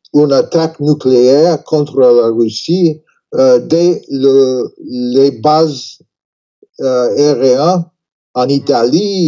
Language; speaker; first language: French; non-native, learner; English